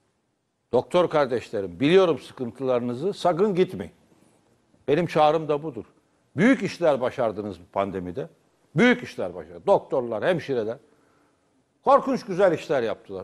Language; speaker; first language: Turkish; native; Turkish